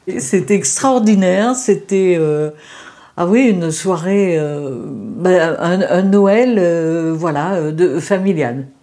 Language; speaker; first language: French; native; French